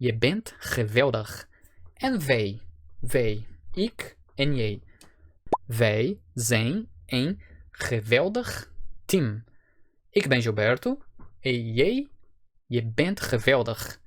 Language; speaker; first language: Dutch; non-native, fluent; Portuguese